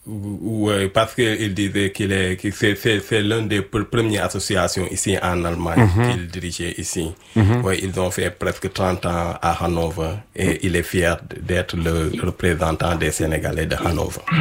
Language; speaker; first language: French; non-native, local second language; Wolof